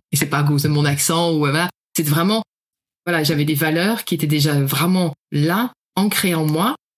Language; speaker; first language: French; non-native, fluent; Dutch